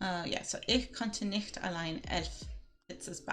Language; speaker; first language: German; non-native, learner; Spanish